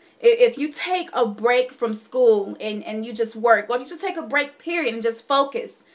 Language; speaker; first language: English; native; English